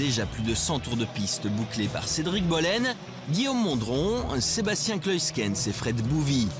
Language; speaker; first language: French; native; French